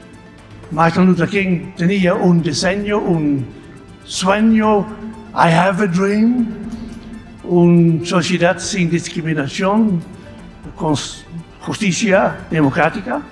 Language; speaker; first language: Spanish; non-native, fluent; Dutch